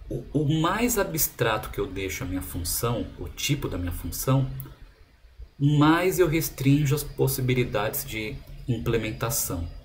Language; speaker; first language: Portuguese; native; Portuguese